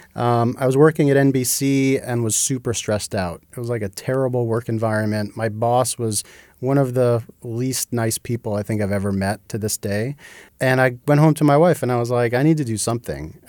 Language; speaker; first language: English; native; English